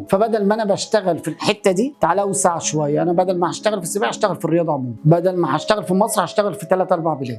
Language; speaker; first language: Arabic; native; Arabic